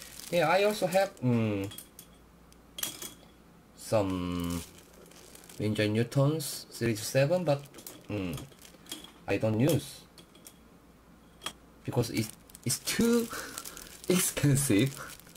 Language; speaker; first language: English; non-native, learner; Korean